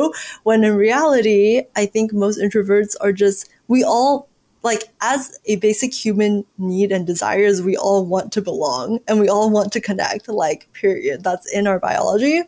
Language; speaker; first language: English; native; English